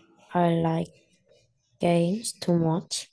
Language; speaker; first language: English; non-native, learner; Korean